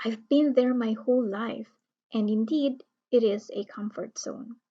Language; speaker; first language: English; non-native, local second language; Filipino